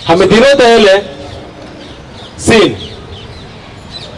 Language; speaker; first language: Hebrew; non-native, fluent; Arabic